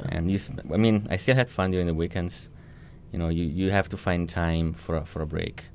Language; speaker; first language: English; non-native, fluent; Italian